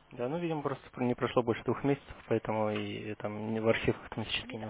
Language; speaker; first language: Russian; native; Russian